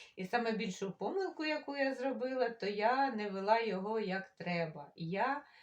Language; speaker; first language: Ukrainian; non-native, local second language; Russian